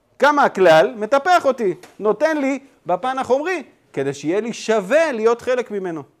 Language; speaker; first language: Hebrew; native; Hebrew